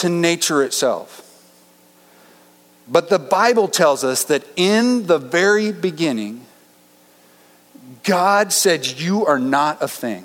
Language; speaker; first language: English; native; English